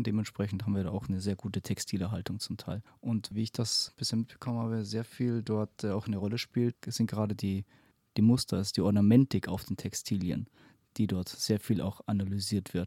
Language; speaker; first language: German; native; German